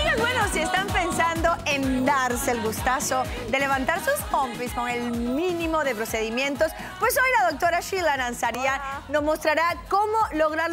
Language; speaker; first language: Spanish; native; Spanish